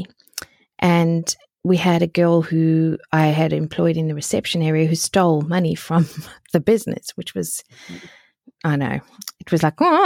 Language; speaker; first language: English; native; English